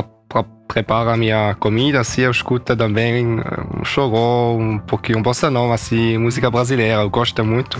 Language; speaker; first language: Portuguese; early bilingual, heritage; German